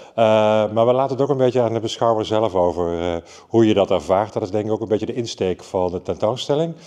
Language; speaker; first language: Dutch; native; Dutch